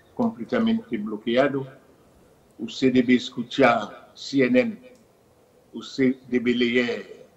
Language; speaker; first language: Spanish; non-native, fluent; Haitian Creole